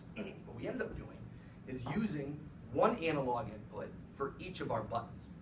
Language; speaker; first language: English; native; English